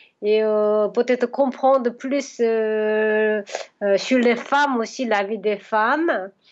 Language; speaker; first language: French; non-native, fluent; Korean